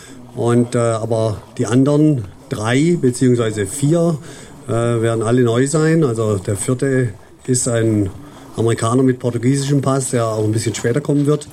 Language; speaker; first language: German; native; German